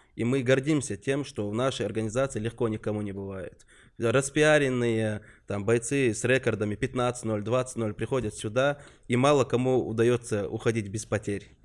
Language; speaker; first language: Russian; non-native, local second language; Chechen